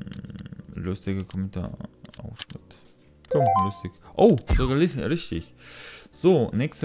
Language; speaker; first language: German; non-native, learner; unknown